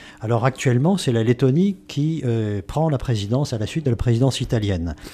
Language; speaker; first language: French; native; French